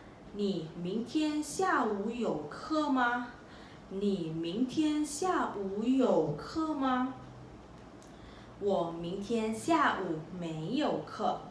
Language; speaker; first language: Chinese; non-native, local second language; Malay